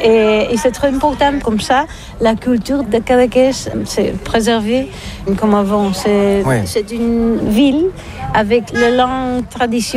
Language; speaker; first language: French; non-native, learner; Catalan